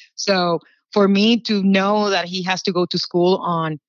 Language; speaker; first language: English; early bilingual, other home language; Spanish